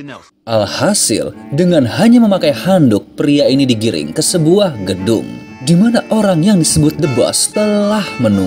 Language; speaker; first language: Indonesian; native; Indonesian